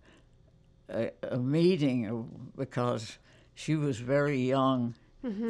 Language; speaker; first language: English; native; English